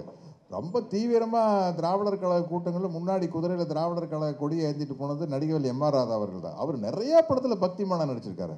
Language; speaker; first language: Tamil; native; Tamil